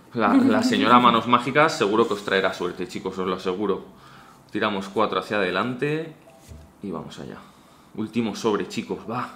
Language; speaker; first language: Spanish; native; Spanish